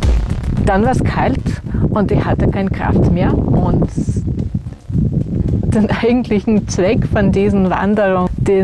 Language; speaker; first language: German; non-native, fluent; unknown